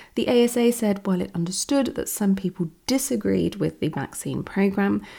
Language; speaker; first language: English; non-native, fluent; German